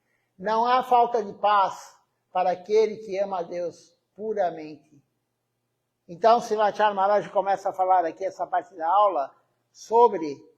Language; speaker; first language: Portuguese; native; Portuguese